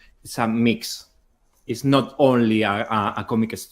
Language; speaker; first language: English; non-native, learner; Spanish